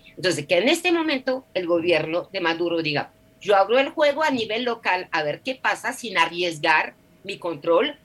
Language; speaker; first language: Spanish; non-native, fluent; French